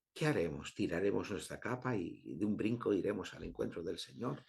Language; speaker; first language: Spanish; native; Spanish